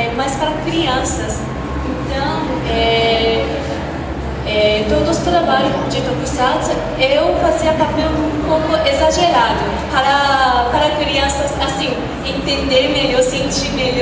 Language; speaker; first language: Portuguese; non-native, fluent; Japanese